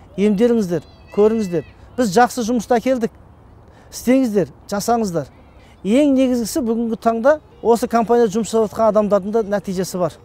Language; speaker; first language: Kazakh; early bilingual, heritage; Kazakh